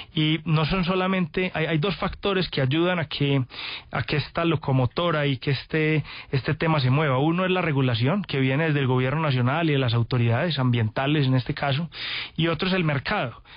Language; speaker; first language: Spanish; native; Spanish